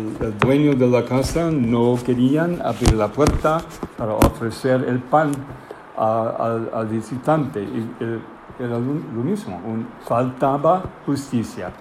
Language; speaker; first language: Spanish; non-native, fluent; English